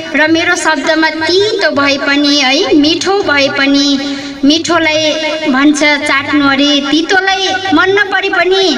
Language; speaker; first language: Nepali; non-native, local second language; Limbu